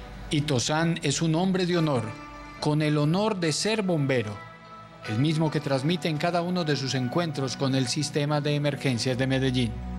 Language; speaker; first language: Spanish; native; Spanish